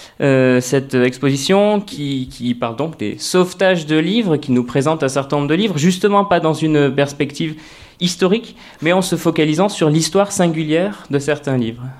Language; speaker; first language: French; native; French